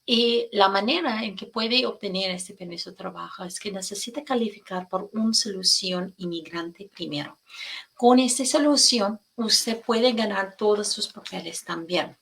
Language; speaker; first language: Spanish; non-native, fluent; English